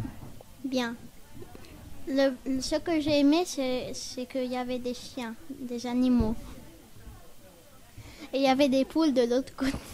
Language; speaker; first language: French; early bilingual, other home language; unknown